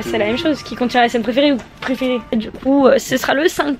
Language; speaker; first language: French; native; French